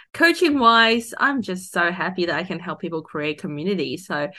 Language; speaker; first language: English; non-native, local second language; Cantonese